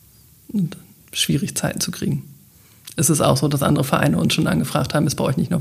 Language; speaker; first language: German; native; German